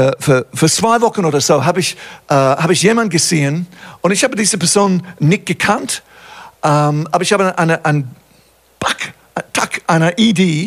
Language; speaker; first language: German; non-native, fluent; English